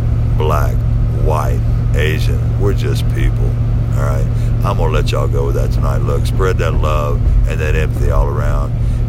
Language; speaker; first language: English; native; English